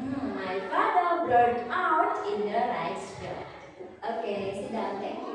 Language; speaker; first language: English; non-native, learner; Indonesian